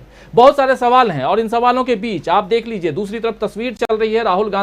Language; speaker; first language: Hindi; native; Hindi